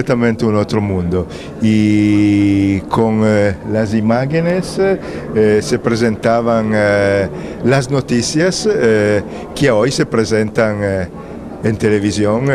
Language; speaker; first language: Spanish; non-native, fluent; Italian